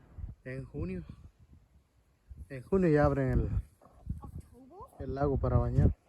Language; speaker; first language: Spanish; native; Spanish